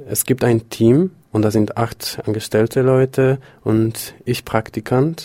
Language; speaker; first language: German; non-native, fluent; Polish